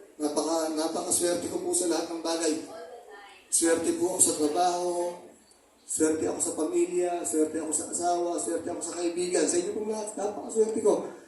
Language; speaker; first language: Filipino; native; Filipino